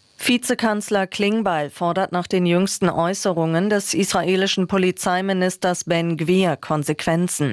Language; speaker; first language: German; native; German